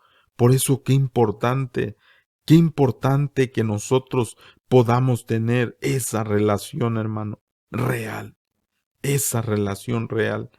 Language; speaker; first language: Spanish; native; Spanish